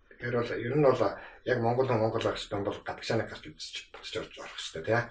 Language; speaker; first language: Mongolian; native; Mongolian